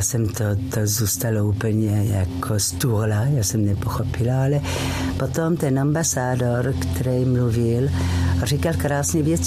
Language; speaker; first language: Czech; non-native, learner; French